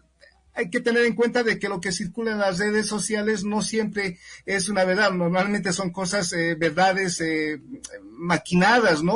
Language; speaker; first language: Spanish; native; Spanish